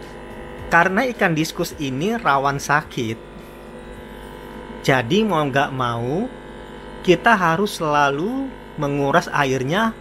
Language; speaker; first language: Indonesian; native; Indonesian